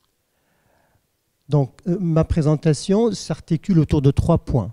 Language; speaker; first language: French; non-native, fluent; Arabic